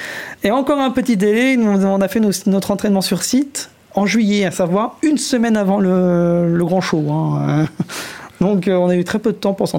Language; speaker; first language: French; native; French